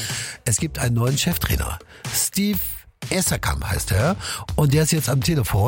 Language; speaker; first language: German; native; German